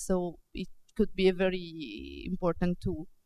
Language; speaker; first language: English; non-native, fluent; Italian